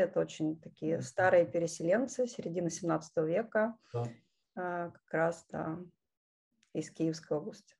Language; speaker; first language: Russian; native; Russian